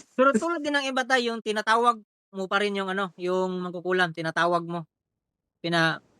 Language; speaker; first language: Filipino; native; Filipino